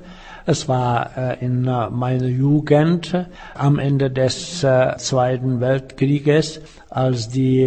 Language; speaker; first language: German; non-native, fluent; Czech